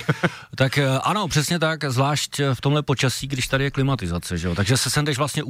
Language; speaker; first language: Czech; native; Czech